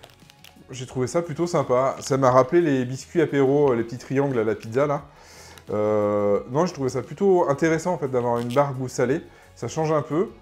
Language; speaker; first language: French; native; French